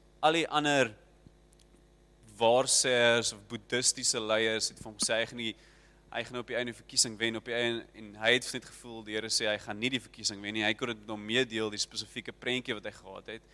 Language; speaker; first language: Afrikaans; native; Afrikaans